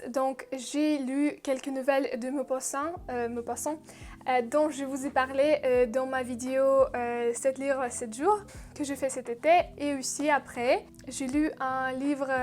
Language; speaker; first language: French; non-native, fluent; Russian